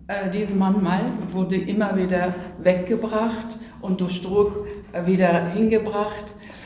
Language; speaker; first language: German; non-native, fluent; Turkish